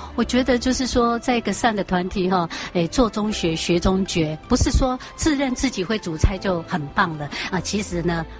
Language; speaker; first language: Chinese; native; Chinese